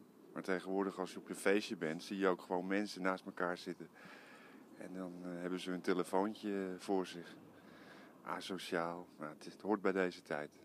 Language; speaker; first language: Dutch; native; Dutch